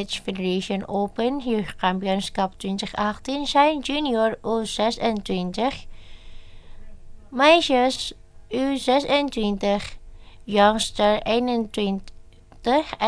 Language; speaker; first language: Dutch; non-native, fluent; Indonesian